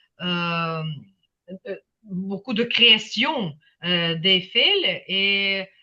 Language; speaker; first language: French; non-native, fluent; Ukrainian